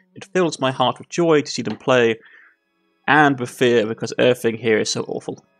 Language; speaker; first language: English; native; English